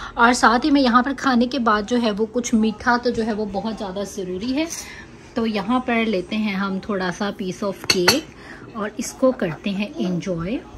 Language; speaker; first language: Urdu; native; Urdu